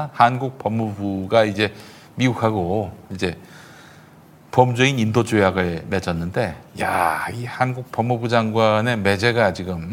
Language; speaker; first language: Korean; native; Korean